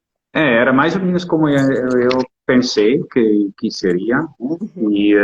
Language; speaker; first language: Portuguese; non-native, fluent; Dutch